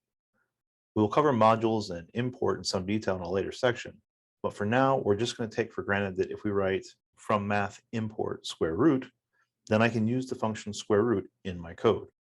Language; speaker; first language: English; native; English